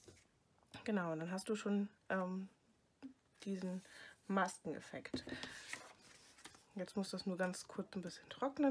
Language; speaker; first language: German; native; German